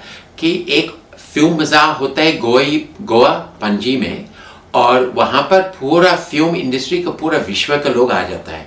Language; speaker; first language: Hindi; non-native, fluent; English